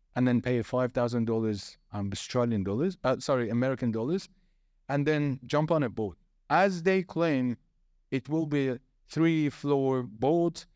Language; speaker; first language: English; non-native, fluent; Persian